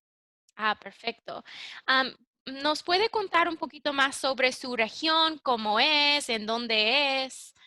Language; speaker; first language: Spanish; early bilingual, heritage; English